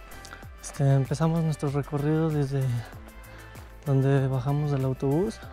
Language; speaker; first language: Spanish; native; Spanish